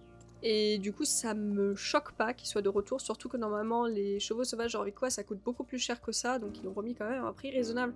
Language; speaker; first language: French; native; French